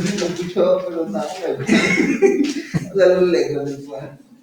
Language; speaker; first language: Spanish; native; Spanish